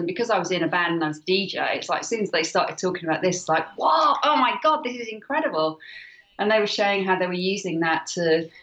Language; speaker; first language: English; native; English